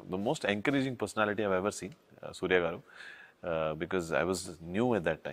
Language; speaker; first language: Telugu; non-native, learner; Hindi